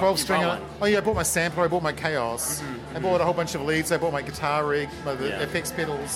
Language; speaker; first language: English; native; English